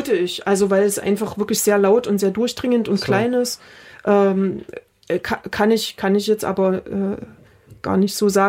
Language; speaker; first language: German; native; German